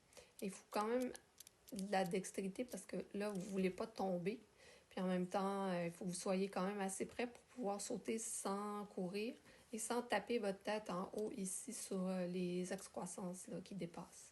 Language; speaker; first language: French; native; French